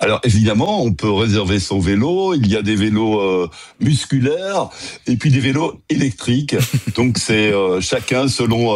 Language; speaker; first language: French; native; French